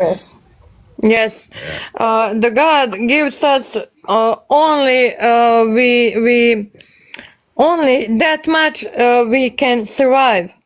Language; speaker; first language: English; non-native, learner; Bosnian